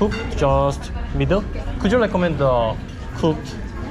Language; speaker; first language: English; non-native, learner; Korean